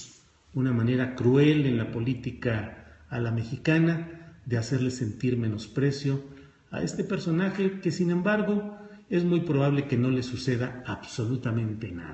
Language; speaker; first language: Spanish; native; Spanish